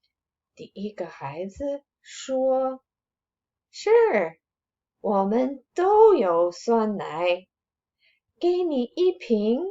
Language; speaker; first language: Chinese; non-native, fluent; English